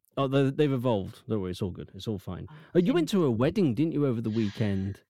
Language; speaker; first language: English; native; English